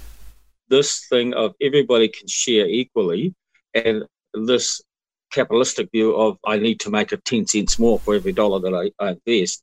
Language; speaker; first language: English; native; English